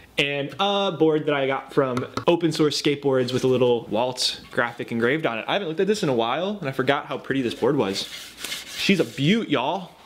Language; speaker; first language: English; native; English